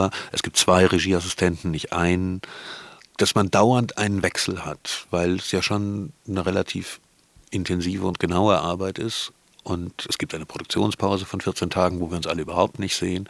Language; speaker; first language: German; native; German